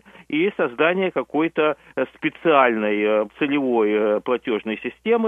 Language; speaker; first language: Russian; native; Russian